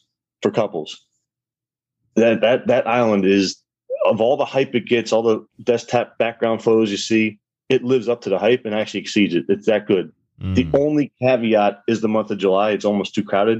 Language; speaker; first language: English; native; English